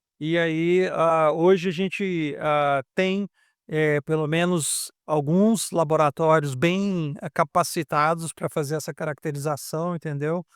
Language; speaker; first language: Portuguese; native; Portuguese